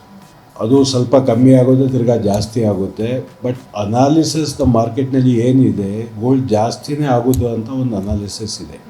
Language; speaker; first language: Kannada; non-native, local second language; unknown